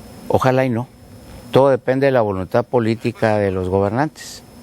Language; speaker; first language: Spanish; native; Spanish